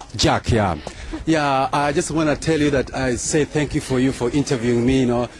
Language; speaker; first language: English; non-native, local second language; Luo (Kenya and Tanzania)